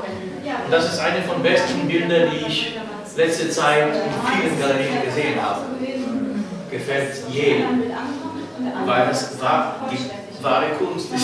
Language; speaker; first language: German; non-native, fluent; Polish